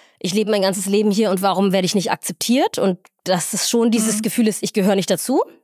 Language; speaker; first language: German; early bilingual, other home language; Somali